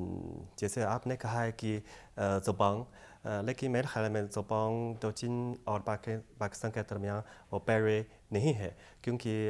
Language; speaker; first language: Hindi; non-native, fluent; Chinese